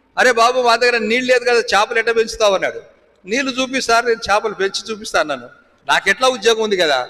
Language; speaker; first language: Telugu; non-native, local second language; Lambadi